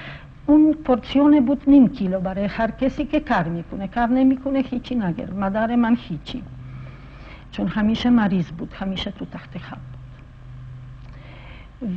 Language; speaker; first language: Persian; non-native, fluent; Polish